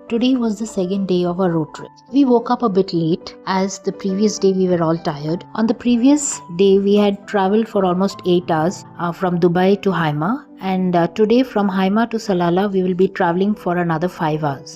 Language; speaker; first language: English; non-native, local second language; Bangla